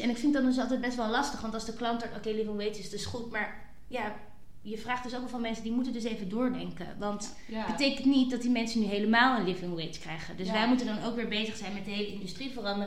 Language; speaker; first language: Dutch; native; Dutch